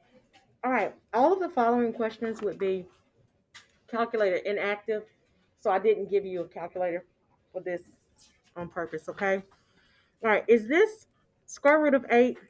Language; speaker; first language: English; native; English